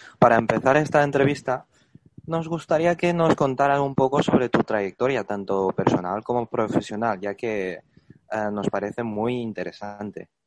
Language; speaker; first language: Spanish; non-native, fluent; Chinese